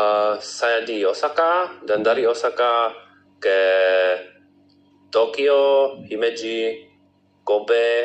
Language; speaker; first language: Indonesian; non-native, learner; Czech